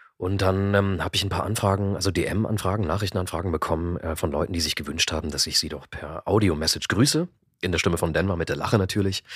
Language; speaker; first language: German; native; German